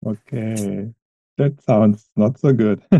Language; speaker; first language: English; non-native, fluent; German